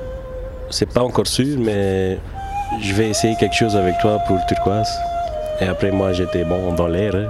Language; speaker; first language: French; non-native, local second language; Turkish